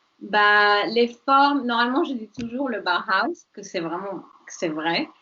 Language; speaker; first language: French; non-native, fluent; Spanish